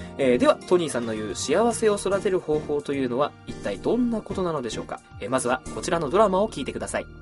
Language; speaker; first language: Japanese; native; Japanese